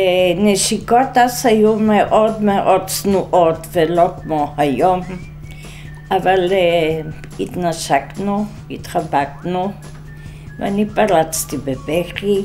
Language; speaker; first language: Hebrew; non-native, fluent; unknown